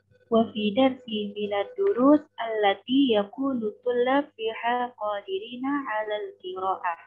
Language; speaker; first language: Arabic; non-native, learner; Indonesian